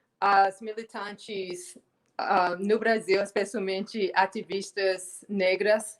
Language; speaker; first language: Portuguese; non-native, fluent; English